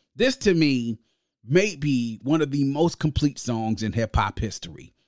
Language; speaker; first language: English; native; English